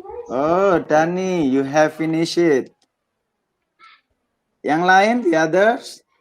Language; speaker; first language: English; non-native, learner; Indonesian